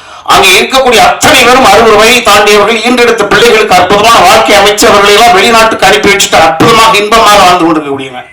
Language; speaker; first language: Tamil; native; Tamil